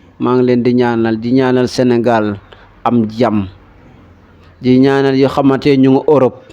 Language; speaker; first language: Wolof; non-native, local second language; Serer